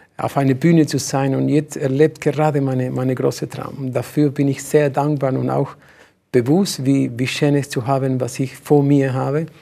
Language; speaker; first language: German; non-native, learner; Spanish